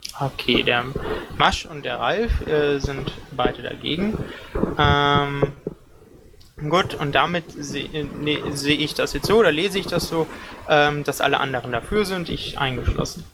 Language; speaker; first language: German; native; German